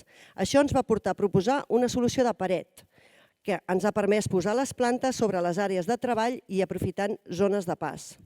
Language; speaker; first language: Catalan; native; Catalan